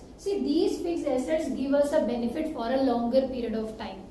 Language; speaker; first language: English; non-native, local second language; Hindi